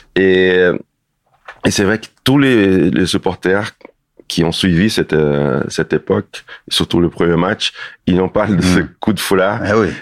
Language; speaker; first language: French; non-native, fluent; Portuguese